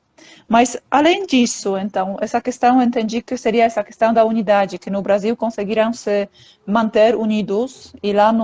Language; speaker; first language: Portuguese; non-native, fluent; Polish